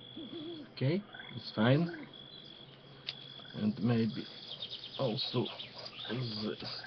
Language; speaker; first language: English; non-native, learner; Ukrainian